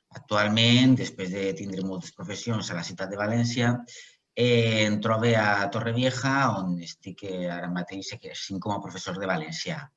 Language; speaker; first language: Catalan; non-native, local second language; Spanish